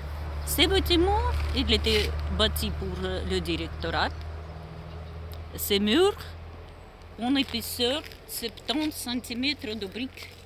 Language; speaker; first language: French; non-native, learner; Russian